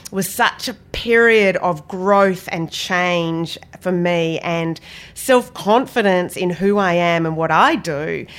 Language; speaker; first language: English; native; English